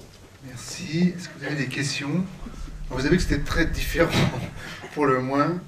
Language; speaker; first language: French; native; French